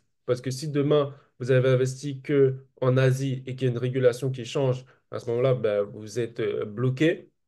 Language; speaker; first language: French; native; French